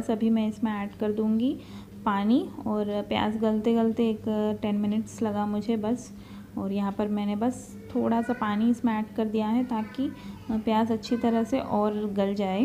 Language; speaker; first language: Hindi; native; Hindi